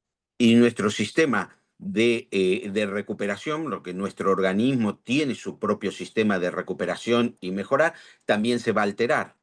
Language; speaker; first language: Spanish; native; Spanish